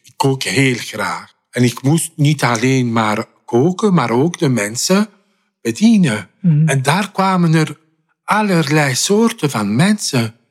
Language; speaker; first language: Dutch; non-native, fluent; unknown